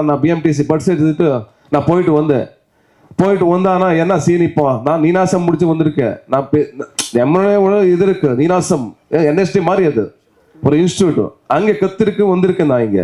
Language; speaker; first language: Tamil; non-native, local second language; Kannada